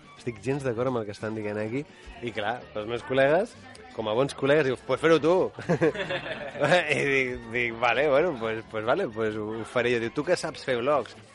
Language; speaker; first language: Catalan; native; Catalan